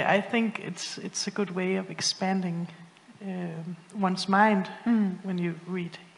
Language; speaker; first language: English; non-native, fluent; Danish